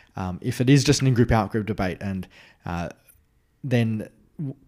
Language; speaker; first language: English; native; English